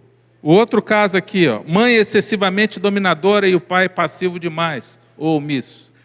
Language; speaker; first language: Portuguese; native; Portuguese